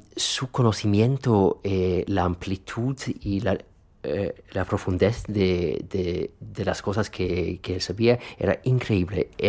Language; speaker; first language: Spanish; non-native, fluent; Russian